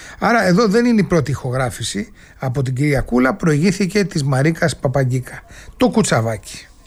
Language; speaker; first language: Greek; native; Greek